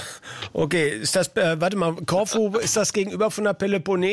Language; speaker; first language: German; native; German